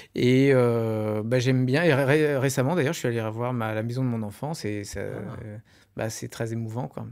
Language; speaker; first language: French; native; French